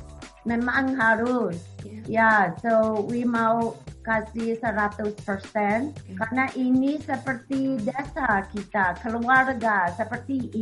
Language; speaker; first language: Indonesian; non-native, learner; English